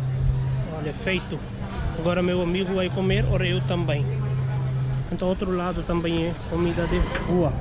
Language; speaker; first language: Portuguese; non-native, learner; Hindi